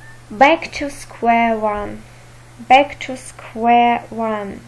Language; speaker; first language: English; non-native, fluent; Armenian